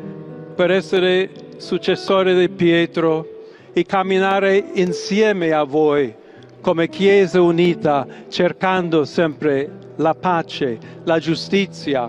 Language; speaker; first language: Italian; non-native, fluent; English